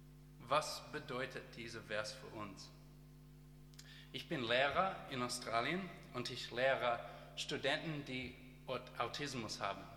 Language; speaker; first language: German; non-native, learner; English